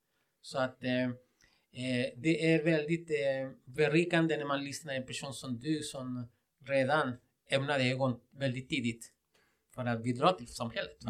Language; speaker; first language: Swedish; non-native, fluent; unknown